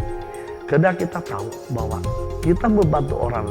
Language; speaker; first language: Indonesian; native; Indonesian